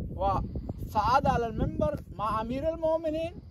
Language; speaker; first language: Arabic; non-native, learner; Persian